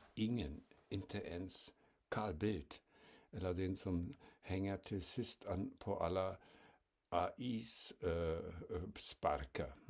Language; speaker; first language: Swedish; non-native, fluent; German